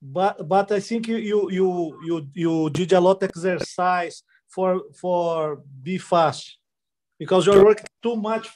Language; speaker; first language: English; non-native, learner; Portuguese